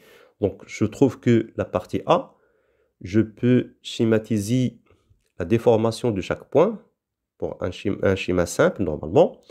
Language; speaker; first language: French; non-native, local second language; Arabic